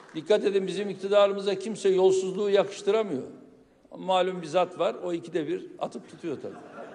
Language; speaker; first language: Turkish; native; Turkish